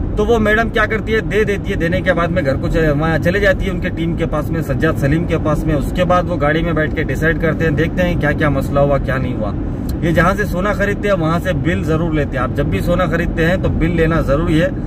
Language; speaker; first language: Hindi; native; Hindi